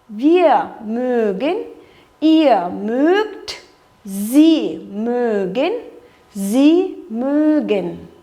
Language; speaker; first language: German; non-native, fluent; Kyrgyz